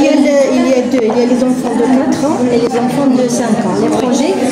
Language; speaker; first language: French; non-native, local second language; Arabic